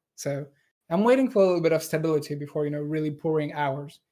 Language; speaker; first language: English; non-native, fluent; French